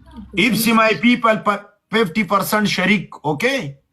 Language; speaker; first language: English; non-native, learner; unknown